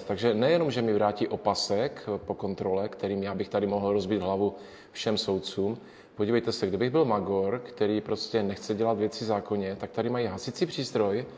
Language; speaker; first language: Czech; native; Czech